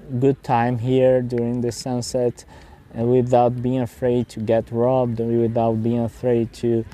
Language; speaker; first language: English; non-native, fluent; Portuguese